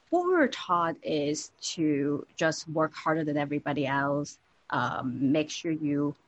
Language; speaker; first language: English; non-native, local second language; Cantonese